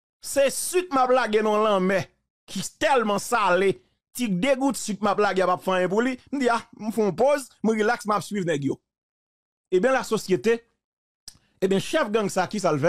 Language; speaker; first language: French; non-native, local second language; Haitian Creole